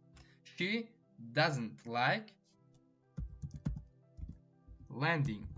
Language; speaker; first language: English; non-native, fluent; Tajik